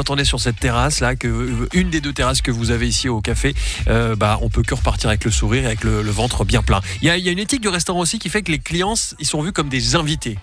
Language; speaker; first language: French; native; French